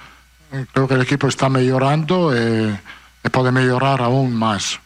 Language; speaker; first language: Spanish; non-native, fluent; Italian